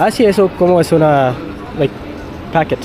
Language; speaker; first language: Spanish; non-native, learner; English